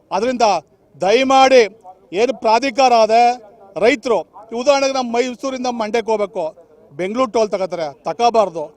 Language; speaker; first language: Kannada; native; Kannada